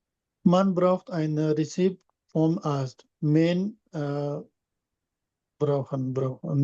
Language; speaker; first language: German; non-native, learner; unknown